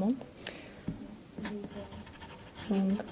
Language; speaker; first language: French; non-native, learner; English